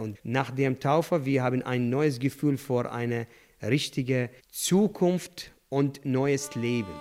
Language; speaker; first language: German; non-native, learner; Arabic